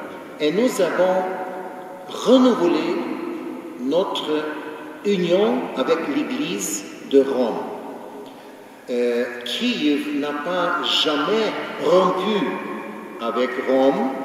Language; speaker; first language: French; non-native, fluent; Ukrainian